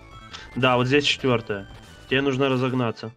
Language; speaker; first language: Russian; native; Russian